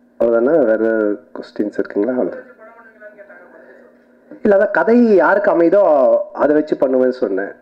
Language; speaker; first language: Tamil; native; Tamil